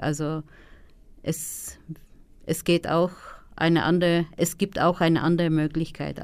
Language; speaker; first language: German; non-native, fluent; Turkish